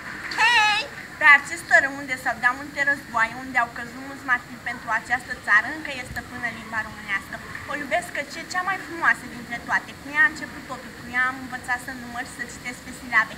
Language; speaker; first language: Romanian; native; Romanian